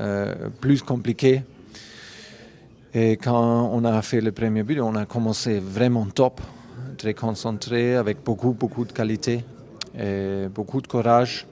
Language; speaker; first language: French; non-native, fluent; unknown